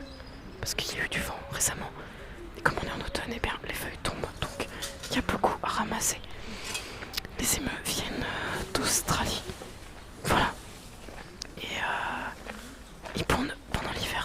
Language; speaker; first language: French; native; French